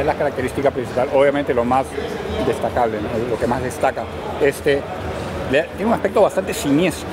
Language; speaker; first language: Spanish; native; Spanish